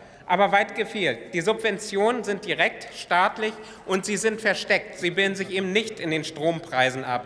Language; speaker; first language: German; native; German